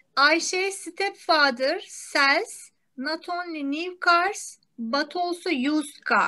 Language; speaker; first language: English; non-native, learner; Turkish